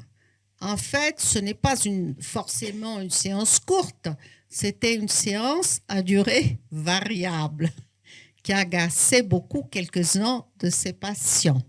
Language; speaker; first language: French; non-native, fluent; Portuguese